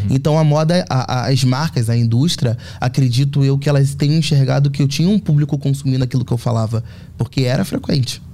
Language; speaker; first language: Portuguese; native; Portuguese